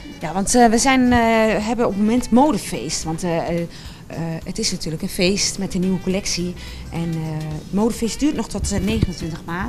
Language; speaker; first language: Dutch; native; Dutch